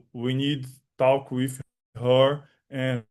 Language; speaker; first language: English; non-native, learner; Portuguese